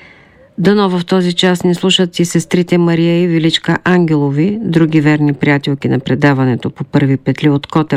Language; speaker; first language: Bulgarian; native; Bulgarian